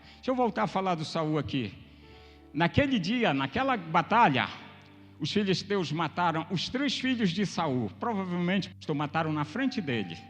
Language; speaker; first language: Portuguese; native; Portuguese